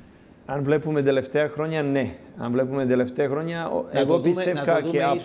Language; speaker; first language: Greek; non-native, learner; Serbian